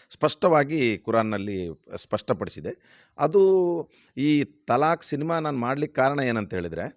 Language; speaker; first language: Kannada; non-native, local second language; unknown